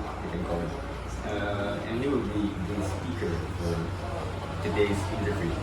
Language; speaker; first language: English; non-native, local second language; Indonesian